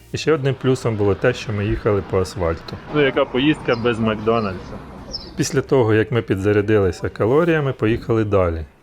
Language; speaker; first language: Ukrainian; native; Ukrainian